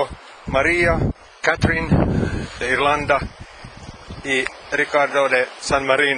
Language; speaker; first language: Spanish; non-native, learner; Finnish